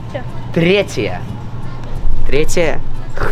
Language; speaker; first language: Russian; early bilingual, heritage; Russian